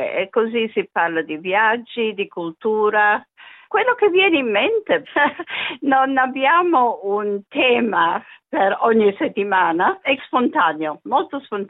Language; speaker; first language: Italian; early bilingual, other home language; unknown